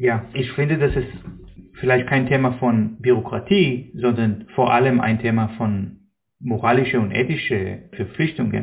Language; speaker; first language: German; non-native, fluent; Hebrew